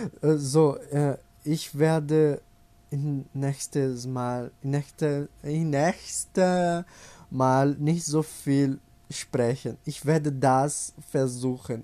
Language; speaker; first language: German; non-native, learner; Portuguese